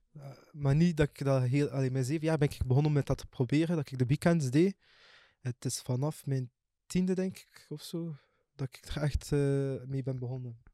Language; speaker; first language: Dutch; early bilingual, other home language; Arabic